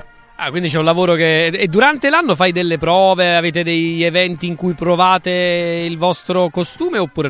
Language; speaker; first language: Italian; native; Italian